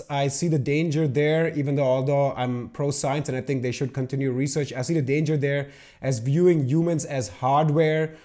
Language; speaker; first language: English; non-native, local second language; Urdu